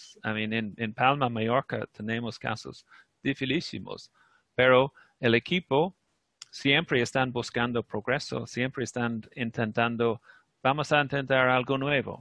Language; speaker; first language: Spanish; non-native, fluent; English